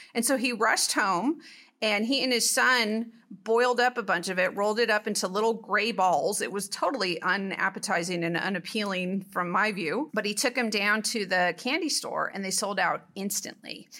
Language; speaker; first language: English; native; English